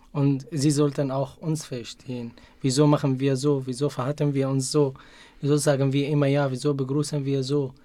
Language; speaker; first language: German; non-native, fluent; Arabic